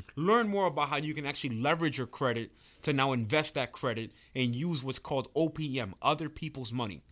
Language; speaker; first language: English; early bilingual, other home language; Spanish